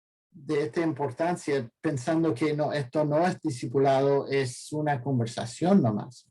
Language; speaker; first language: Spanish; non-native, fluent; English